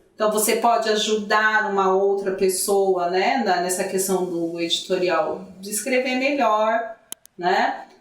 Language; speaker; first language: Portuguese; native; Portuguese